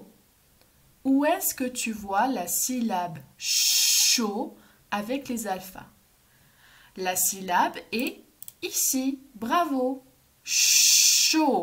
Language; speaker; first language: French; native; French